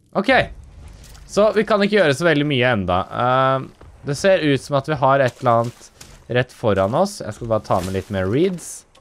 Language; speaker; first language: Norwegian; native; Norwegian